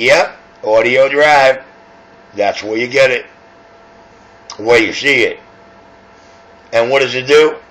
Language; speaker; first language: English; native; English